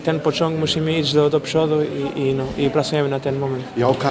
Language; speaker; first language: Polish; non-native, fluent; Portuguese